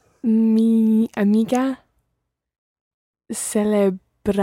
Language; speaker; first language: Spanish; non-native, learner; English